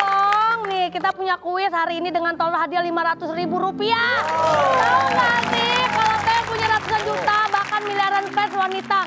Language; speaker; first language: Indonesian; native; Indonesian